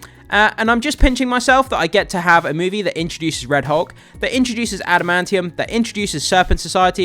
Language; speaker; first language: English; native; English